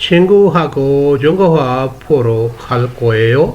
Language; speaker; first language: Korean; non-native, learner; Urdu